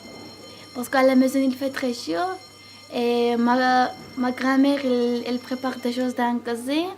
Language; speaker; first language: French; non-native, learner; Georgian